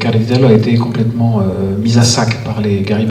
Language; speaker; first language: French; native; French